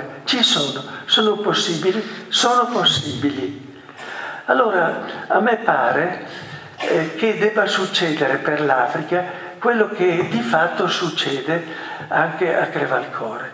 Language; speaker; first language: Italian; native; Italian